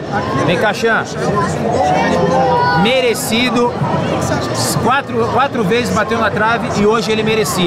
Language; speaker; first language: Portuguese; native; Portuguese